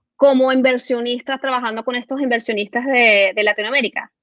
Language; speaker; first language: Spanish; early bilingual, heritage; Spanish